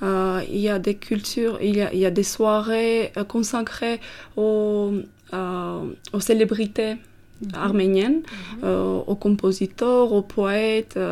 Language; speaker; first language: French; non-native, fluent; Armenian